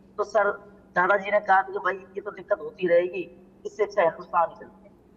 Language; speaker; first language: Urdu; non-native, local second language; Sindhi